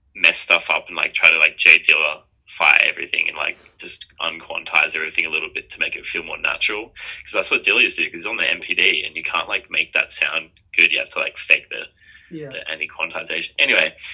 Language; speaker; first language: English; native; English